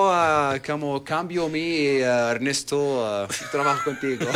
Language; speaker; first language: Spanish; non-native, learner; Arabic